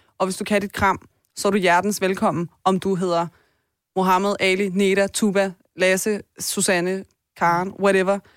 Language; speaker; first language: Danish; early bilingual, other home language; Persian